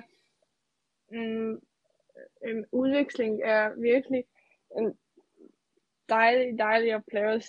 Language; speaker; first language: Danish; non-native, learner; Serbian